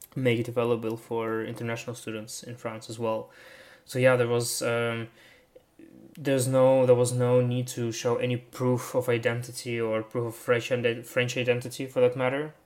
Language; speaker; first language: English; non-native, fluent; Russian